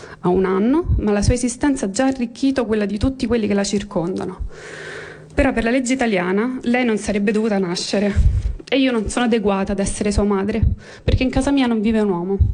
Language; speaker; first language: Italian; native; Italian